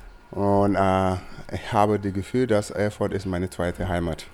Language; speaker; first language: German; non-native, fluent; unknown